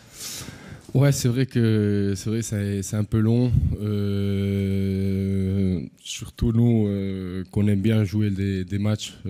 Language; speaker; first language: French; non-native, fluent; Spanish